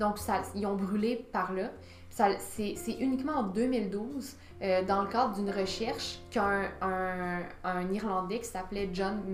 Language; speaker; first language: French; native; French